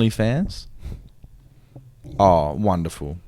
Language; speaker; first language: English; native; English